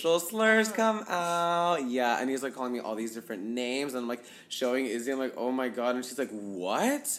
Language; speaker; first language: English; native; English